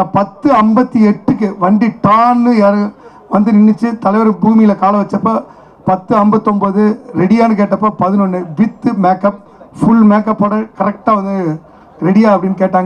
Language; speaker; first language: Tamil; native; Tamil